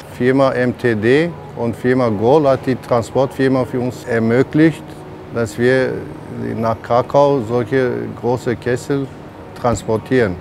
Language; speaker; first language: German; non-native, learner; Polish